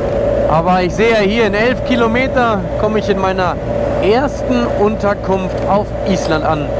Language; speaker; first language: German; native; German